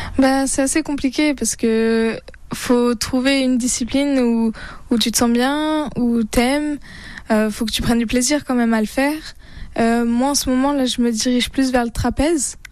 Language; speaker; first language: French; native; French